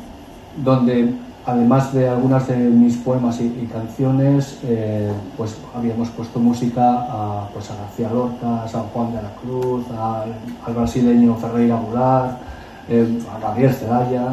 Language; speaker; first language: Spanish; native; Spanish